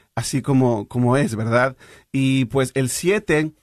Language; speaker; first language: Spanish; native; Spanish